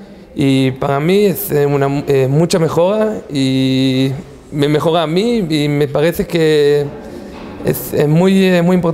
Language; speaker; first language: Spanish; non-native, fluent; Hebrew